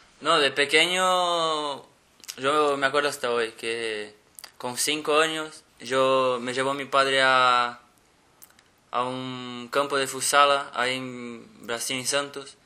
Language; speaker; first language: Spanish; non-native, fluent; Portuguese